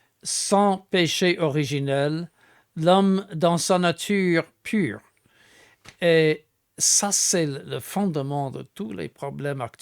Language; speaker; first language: French; non-native, fluent; English